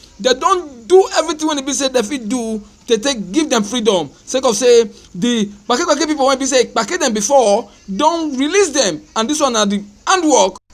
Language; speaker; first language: Nigerian Pidgin; native; Nigerian Pidgin